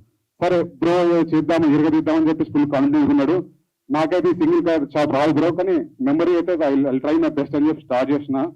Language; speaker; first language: Telugu; native; Telugu